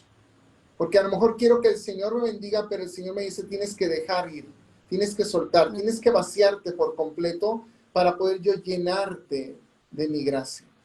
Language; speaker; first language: Spanish; native; Spanish